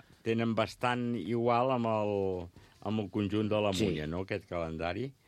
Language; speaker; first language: Catalan; native; Catalan